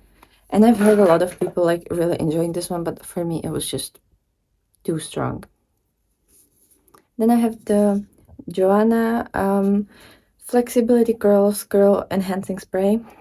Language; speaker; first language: English; non-native, fluent; Czech